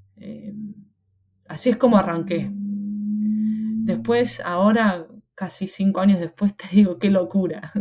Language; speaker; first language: Spanish; native; Spanish